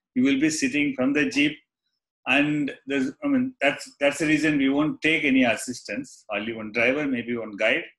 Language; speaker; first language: English; non-native, local second language; Tamil